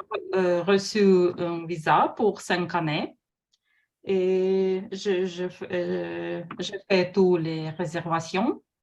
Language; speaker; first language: French; non-native, fluent; Russian